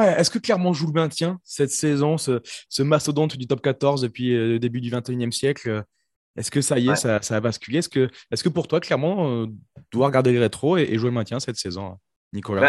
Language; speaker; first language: French; native; French